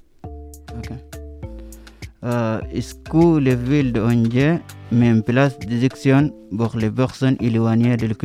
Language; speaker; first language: French; non-native, learner; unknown